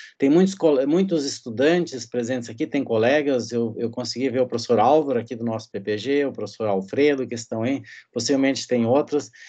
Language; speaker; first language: Portuguese; native; Portuguese